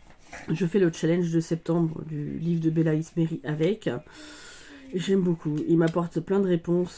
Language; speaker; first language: French; native; French